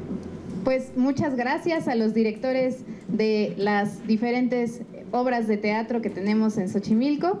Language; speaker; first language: Spanish; native; Spanish